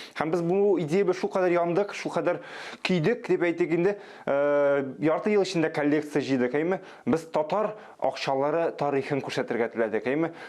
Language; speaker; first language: Tatar; native; Tatar